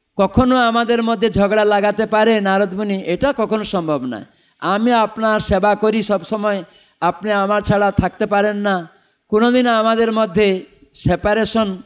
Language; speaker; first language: Bangla; non-native, fluent; Odia